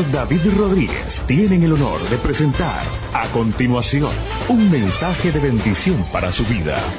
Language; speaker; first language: Spanish; native; Spanish